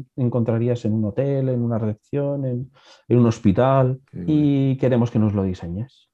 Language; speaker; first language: Spanish; native; Spanish